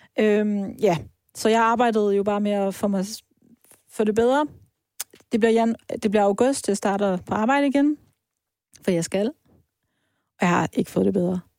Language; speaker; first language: Danish; early bilingual, other home language; Persian